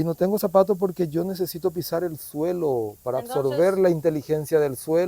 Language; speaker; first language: Spanish; native; Spanish